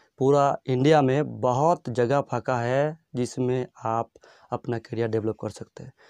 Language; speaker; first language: Hindi; non-native, local second language; Bangla